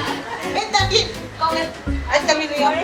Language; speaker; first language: Spanish; native; Spanish